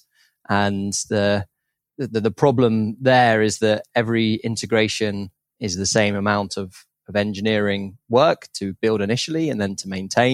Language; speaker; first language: English; native; English